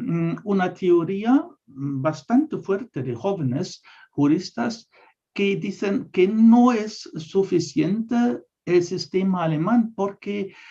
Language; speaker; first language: Spanish; non-native, fluent; German